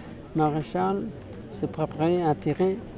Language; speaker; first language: French; non-native, learner; English